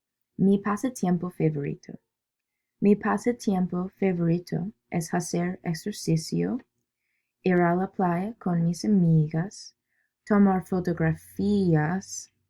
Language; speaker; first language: Spanish; non-native, learner; English